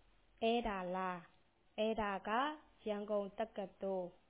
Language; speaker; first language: Korean; non-native, local second language; Burmese